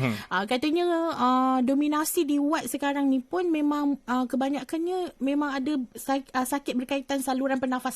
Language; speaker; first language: Malay; native; Malay